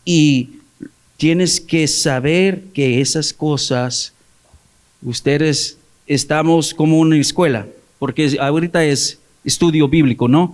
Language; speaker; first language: Spanish; early bilingual, heritage; English